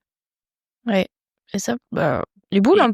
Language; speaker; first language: French; native; French